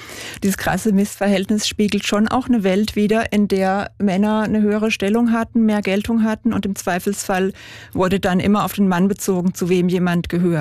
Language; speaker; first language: German; native; German